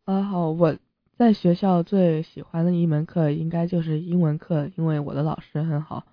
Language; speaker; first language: Chinese; early bilingual, heritage; English